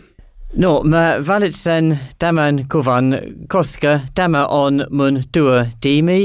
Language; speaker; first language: Finnish; non-native, learner; English